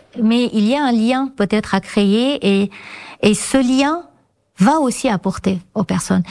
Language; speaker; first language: French; non-native, fluent; Armenian